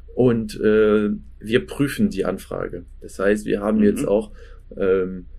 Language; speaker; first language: German; non-native, fluent; French